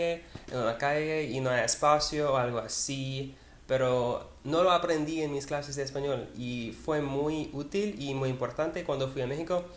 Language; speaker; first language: Spanish; non-native, learner; English